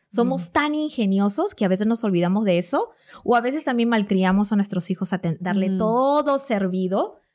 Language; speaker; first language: Spanish; native; Spanish